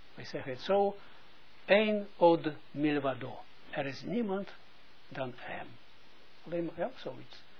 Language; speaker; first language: Dutch; non-native, fluent; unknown